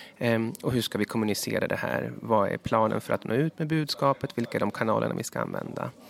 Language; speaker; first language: Swedish; early bilingual, other home language; Spanish